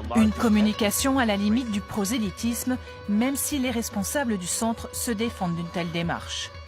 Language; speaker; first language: French; native; French